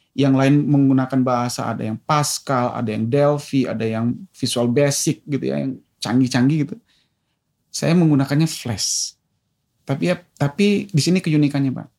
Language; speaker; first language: Indonesian; native; Indonesian